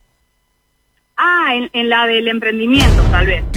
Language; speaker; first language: Spanish; native; Spanish